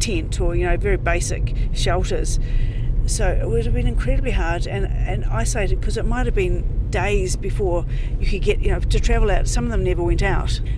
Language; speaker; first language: English; native; English